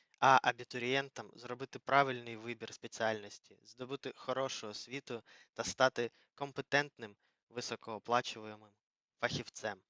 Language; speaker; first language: Ukrainian; native; Ukrainian